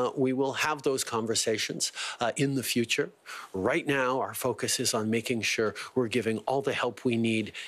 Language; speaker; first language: English; native; English